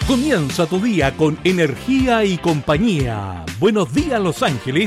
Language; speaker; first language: Spanish; native; Spanish